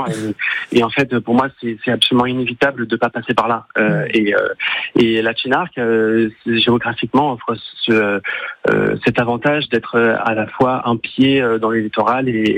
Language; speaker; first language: French; native; French